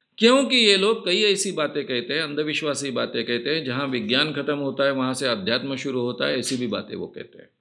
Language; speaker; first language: Hindi; non-native, local second language; Marathi